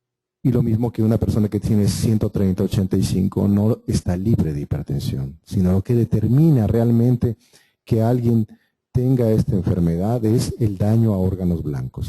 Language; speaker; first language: Spanish; native; Spanish